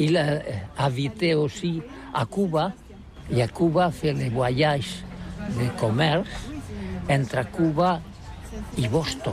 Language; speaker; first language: French; non-native, learner; Catalan